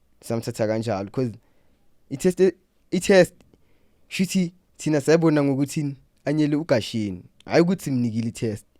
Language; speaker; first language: Zulu; non-native, local second language; Southern Sotho